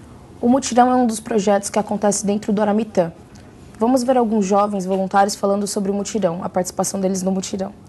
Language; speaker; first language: Portuguese; native; Portuguese